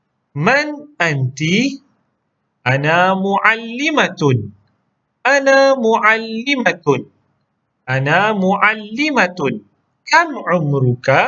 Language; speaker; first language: Arabic; non-native, local second language; Malay